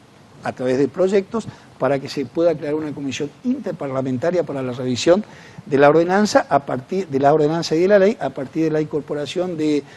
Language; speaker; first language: Spanish; native; Spanish